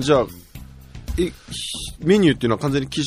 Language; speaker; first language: Japanese; native; Japanese